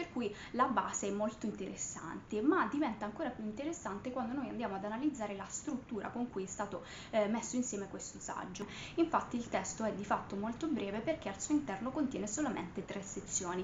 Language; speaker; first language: Italian; native; Italian